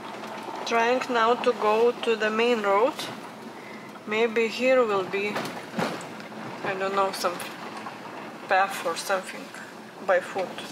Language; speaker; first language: English; non-native, fluent; Lithuanian